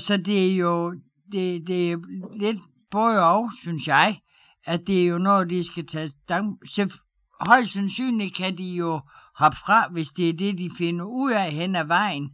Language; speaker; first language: Danish; native; Danish